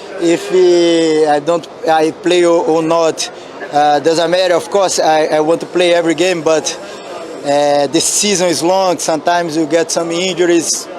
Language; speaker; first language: English; non-native, learner; Portuguese